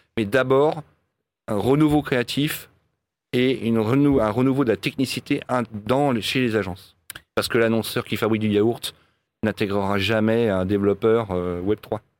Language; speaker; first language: French; native; French